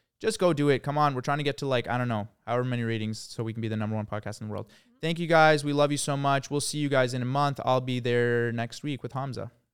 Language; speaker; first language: English; early bilingual, other home language; Croatian